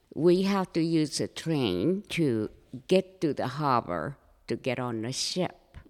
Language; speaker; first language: English; non-native, fluent; Japanese